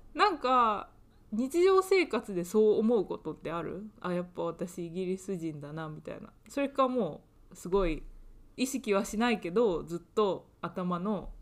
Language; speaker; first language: Japanese; native; Japanese